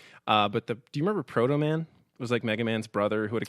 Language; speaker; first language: English; native; English